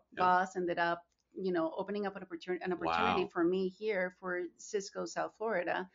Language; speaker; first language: English; non-native, fluent; Spanish